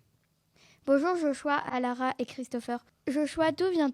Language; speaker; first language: French; native; French